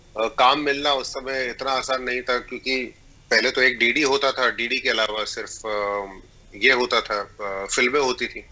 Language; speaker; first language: Hindi; native; Hindi